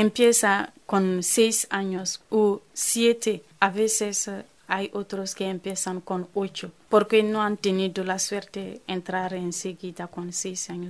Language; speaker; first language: Spanish; non-native, fluent; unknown